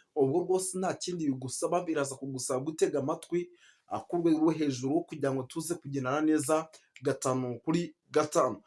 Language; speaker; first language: Kinyarwanda; native; Kinyarwanda